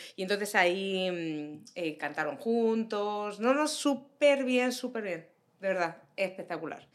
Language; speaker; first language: Spanish; native; Spanish